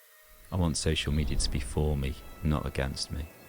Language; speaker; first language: English; native; English